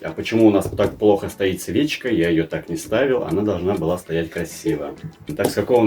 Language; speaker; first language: Russian; native; Russian